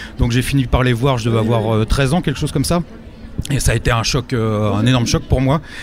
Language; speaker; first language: French; native; French